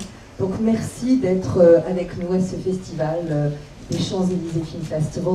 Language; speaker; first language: French; native; French